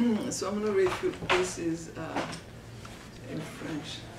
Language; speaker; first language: English; non-native, local second language; Duala